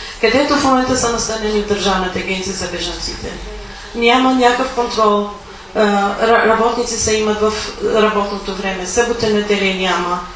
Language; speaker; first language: Bulgarian; non-native, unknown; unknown